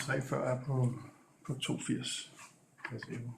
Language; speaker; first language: Danish; native; Danish